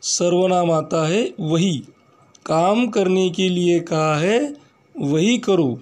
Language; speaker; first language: Hindi; non-native, local second language; Marathi